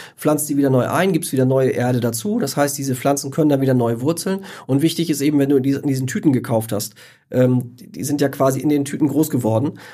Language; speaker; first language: German; native; German